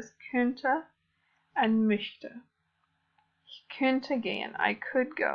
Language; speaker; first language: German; non-native, fluent; English